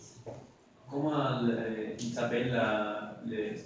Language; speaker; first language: French; non-native, learner; Spanish